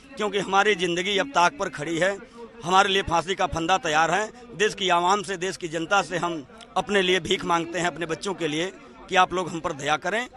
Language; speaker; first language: Hindi; native; Hindi